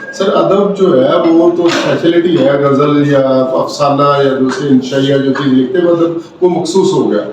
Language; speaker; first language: Urdu; non-native, local second language; Punjabi